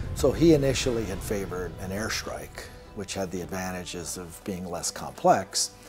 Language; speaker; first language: English; native; English